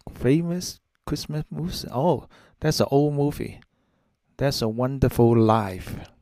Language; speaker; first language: English; non-native, local second language; Cantonese